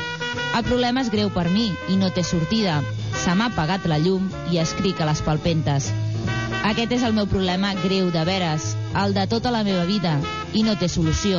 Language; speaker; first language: Catalan; native; Catalan